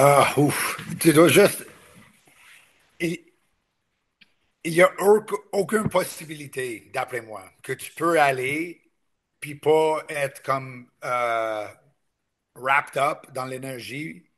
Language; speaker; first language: French; non-native, local second language; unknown